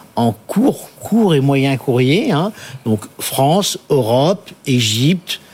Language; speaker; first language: French; native; French